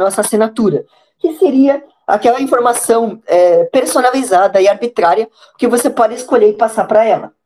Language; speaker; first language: Portuguese; native; Portuguese